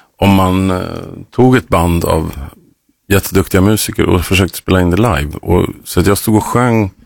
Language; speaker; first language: Swedish; native; Swedish